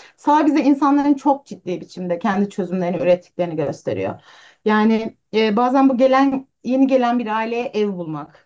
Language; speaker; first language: Turkish; native; Turkish